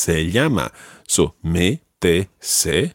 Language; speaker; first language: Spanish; non-native, fluent; English